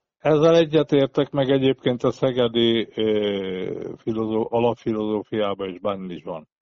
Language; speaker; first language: Hungarian; native; Hungarian